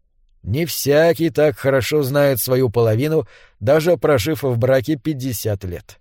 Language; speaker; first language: Russian; native; Russian